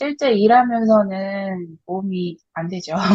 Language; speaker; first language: Korean; native; Korean